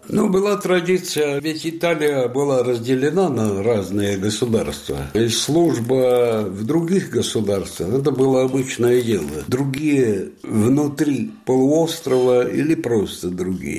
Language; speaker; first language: Russian; non-native, fluent; Italian